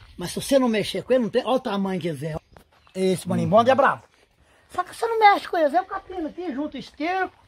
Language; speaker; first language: Portuguese; native; Portuguese